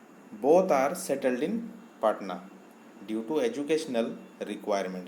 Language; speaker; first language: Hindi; native; Hindi